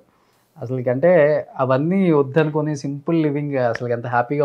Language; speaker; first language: Telugu; native; Telugu